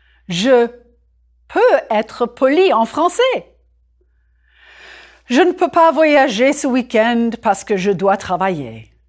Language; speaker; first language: French; non-native, fluent; English